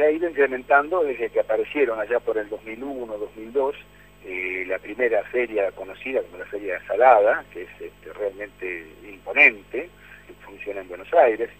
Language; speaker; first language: Spanish; native; Spanish